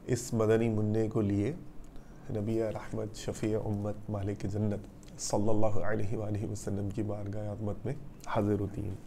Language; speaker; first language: Urdu; native; Urdu